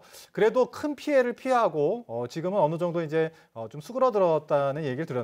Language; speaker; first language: Korean; native; Korean